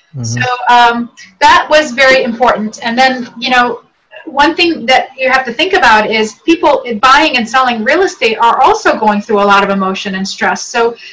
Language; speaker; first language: English; early bilingual, other home language; Arabic